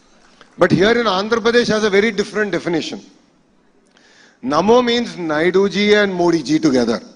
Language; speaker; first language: English; non-native, local second language; Telugu